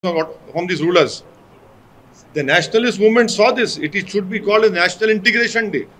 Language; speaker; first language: English; non-native, local second language; Urdu